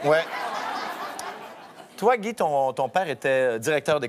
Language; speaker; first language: French; native; French